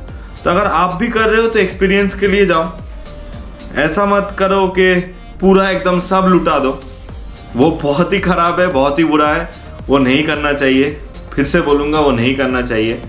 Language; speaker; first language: Hindi; non-native, local second language; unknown